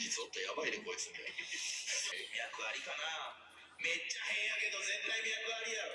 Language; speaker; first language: Japanese; native; Japanese